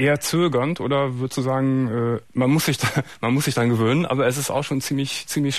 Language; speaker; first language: German; native; German